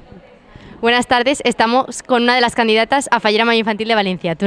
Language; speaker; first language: Spanish; native; Spanish